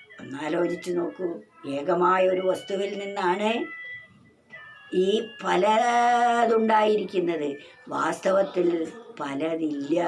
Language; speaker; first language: Malayalam; native; Malayalam